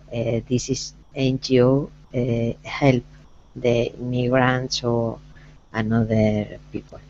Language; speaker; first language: English; non-native, learner; Spanish